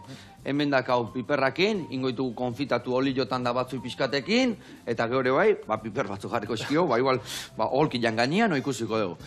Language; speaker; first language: Basque; native; Basque